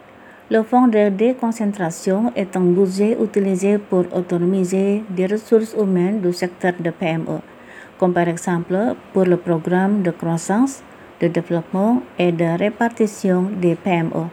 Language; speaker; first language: French; non-native, fluent; Indonesian